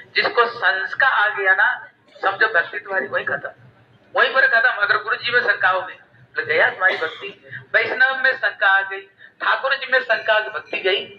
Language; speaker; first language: Hindi; native; Hindi